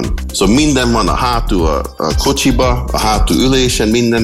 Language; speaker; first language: Hungarian; early bilingual, heritage; English